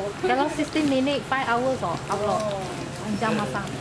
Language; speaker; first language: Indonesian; non-native, local second language; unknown